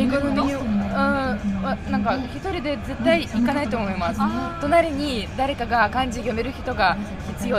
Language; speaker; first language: Japanese; non-native, learner; Lithuanian